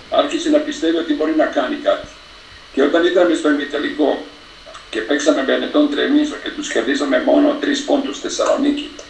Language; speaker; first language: Greek; non-native, fluent; Serbian